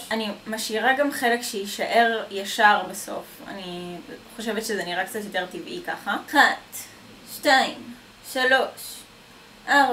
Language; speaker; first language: Hebrew; native; Hebrew